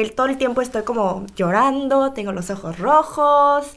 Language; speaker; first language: Spanish; early bilingual, other home language; Korean